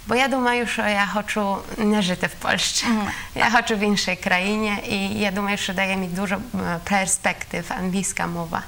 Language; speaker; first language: Ukrainian; non-native, learner; Polish